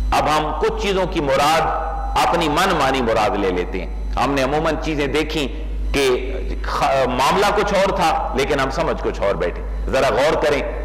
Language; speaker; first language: Urdu; native; Urdu